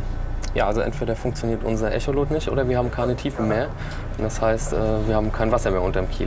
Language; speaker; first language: German; native; German